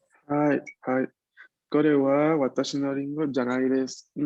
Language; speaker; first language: Japanese; non-native, fluent; Spanish